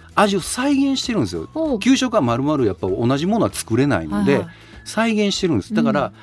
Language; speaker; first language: Japanese; native; Japanese